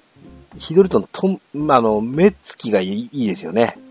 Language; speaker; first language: Japanese; native; Japanese